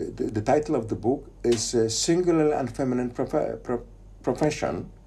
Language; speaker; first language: English; non-native, fluent; Polish